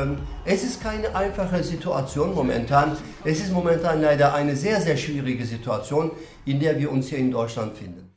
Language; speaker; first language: German; non-native, fluent; Turkish